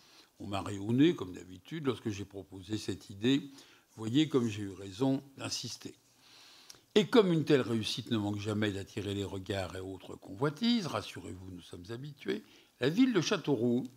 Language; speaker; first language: French; native; French